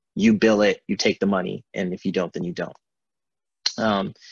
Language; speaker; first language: English; native; English